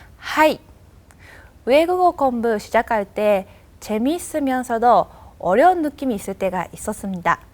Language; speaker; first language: Korean; non-native, fluent; Japanese